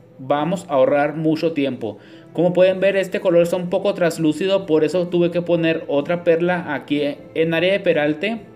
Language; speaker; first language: Spanish; native; Spanish